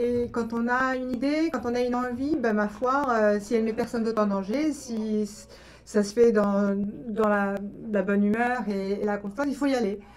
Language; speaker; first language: French; native; French